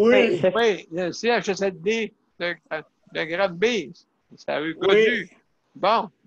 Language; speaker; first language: French; native; French